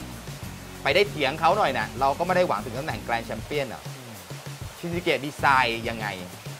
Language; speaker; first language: Thai; native; Thai